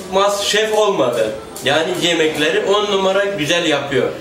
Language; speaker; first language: Turkish; non-native, fluent; Turkmen